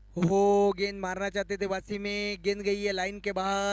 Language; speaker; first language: Hindi; non-native, local second language; Marathi